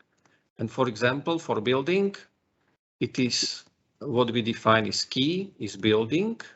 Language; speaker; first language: English; non-native, fluent; Slovak